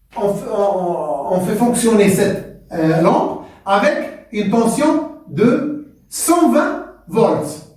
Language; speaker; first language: French; non-native, local second language; Arabic